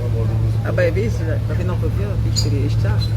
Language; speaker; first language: German; non-native, learner; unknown